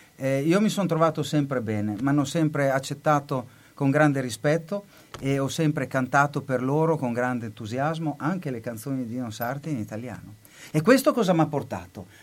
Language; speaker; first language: Italian; native; Italian